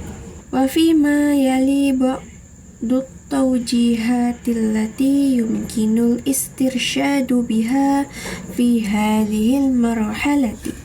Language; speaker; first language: Arabic; non-native, learner; Indonesian